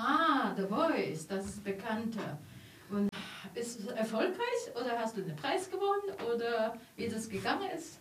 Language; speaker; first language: German; non-native, learner; Chinese